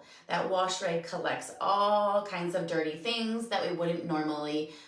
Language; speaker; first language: English; native; English